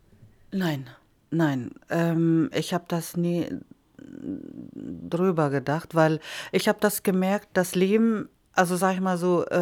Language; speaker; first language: German; non-native, fluent; Iloko